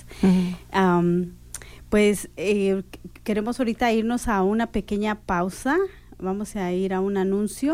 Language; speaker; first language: Spanish; native; Spanish